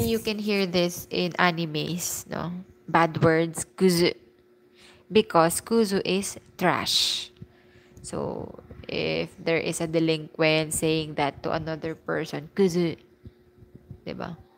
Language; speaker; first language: English; non-native, local second language; Filipino